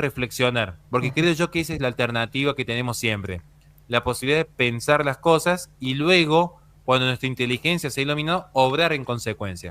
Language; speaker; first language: Spanish; native; Spanish